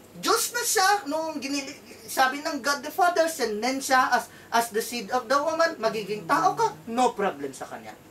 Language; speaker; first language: Filipino; non-native, local second language; Cebuano